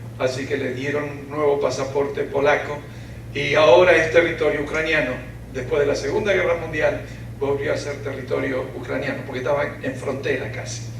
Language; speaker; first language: Spanish; early bilingual, other home language; Ukrainian